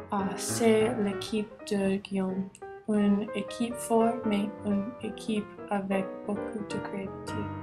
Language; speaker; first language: French; non-native, learner; English